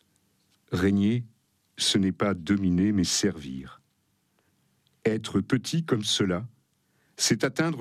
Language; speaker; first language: French; native; French